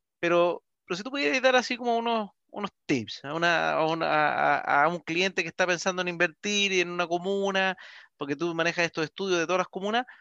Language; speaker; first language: Spanish; native; Spanish